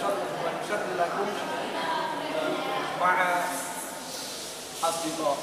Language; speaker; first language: Arabic; non-native, learner; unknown